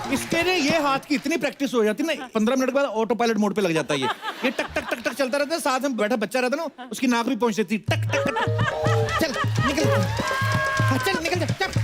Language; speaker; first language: Hindi; non-native, local second language; Punjabi